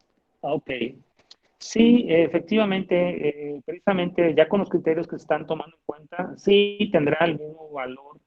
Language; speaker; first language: Spanish; native; Spanish